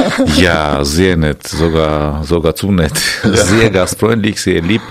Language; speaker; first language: German; non-native, fluent; Armenian